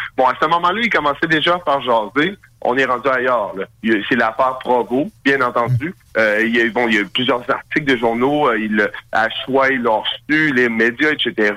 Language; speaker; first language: French; native; French